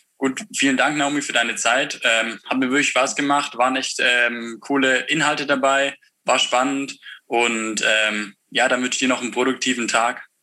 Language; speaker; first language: German; native; German